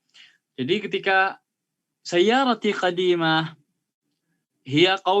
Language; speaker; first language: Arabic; non-native, fluent; Indonesian